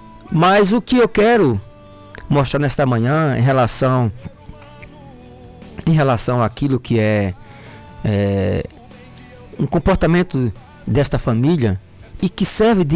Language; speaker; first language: Portuguese; native; Portuguese